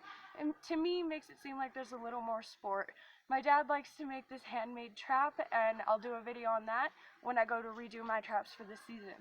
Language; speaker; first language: English; native; English